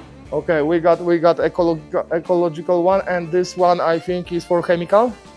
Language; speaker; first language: English; non-native, learner; Polish